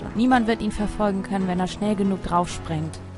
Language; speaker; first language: German; native; German